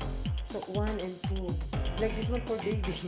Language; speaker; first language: English; non-native, local second language; Filipino